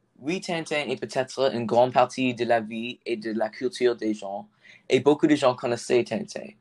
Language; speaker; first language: French; non-native, learner; English